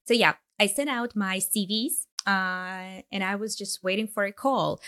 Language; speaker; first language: English; non-native, fluent; Ukrainian